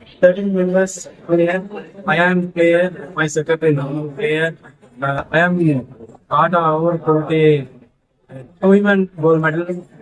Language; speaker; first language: English; non-native, learner; Sinhala